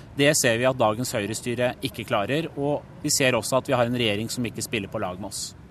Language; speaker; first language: Norwegian; early bilingual, other home language; Persian